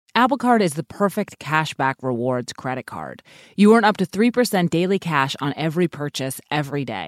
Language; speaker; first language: English; native; English